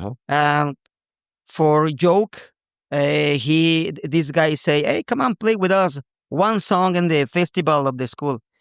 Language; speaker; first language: English; non-native, local second language; Spanish